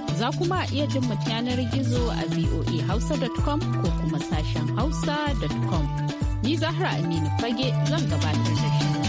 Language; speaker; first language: Hausa; native; Hausa